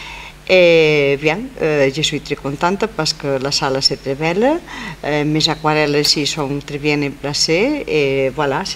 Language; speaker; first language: French; non-native, fluent; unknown